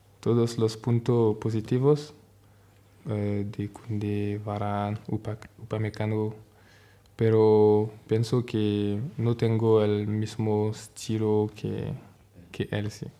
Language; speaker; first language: Spanish; non-native, learner; French